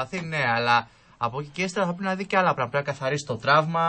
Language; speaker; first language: Greek; native; Greek